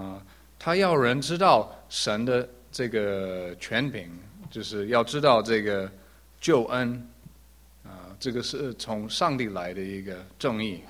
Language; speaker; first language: Chinese; early bilingual, heritage; English